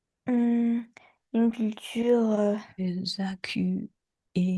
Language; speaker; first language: French; early bilingual, other home language; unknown